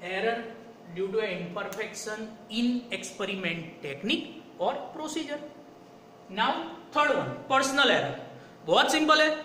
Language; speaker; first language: Hindi; non-native, local second language; Gujarati